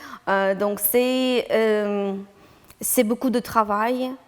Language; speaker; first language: French; non-native, learner; Ukrainian